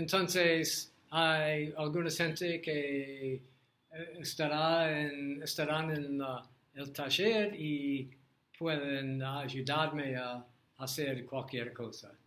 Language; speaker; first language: Spanish; non-native, learner; English